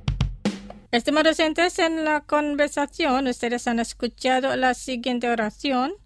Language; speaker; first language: Spanish; non-native, fluent; Indonesian